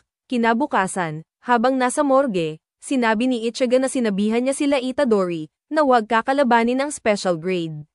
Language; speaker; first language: Filipino; native; Filipino